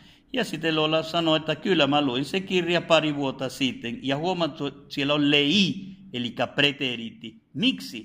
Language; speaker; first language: Finnish; non-native, fluent; Spanish